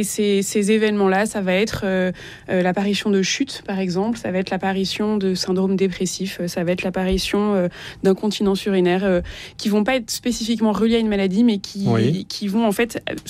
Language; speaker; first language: French; native; French